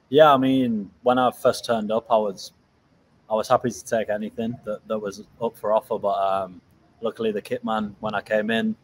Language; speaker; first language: English; native; English